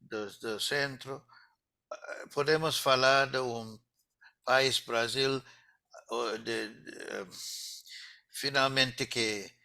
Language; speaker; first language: Portuguese; non-native, fluent; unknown